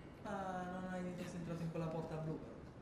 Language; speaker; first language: Italian; native; Italian